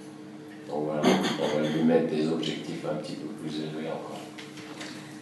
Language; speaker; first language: French; native; French